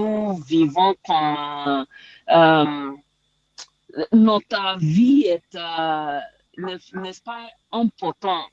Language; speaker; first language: French; non-native, learner; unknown